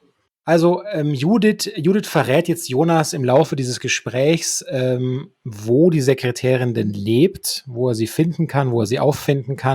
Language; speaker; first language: German; native; German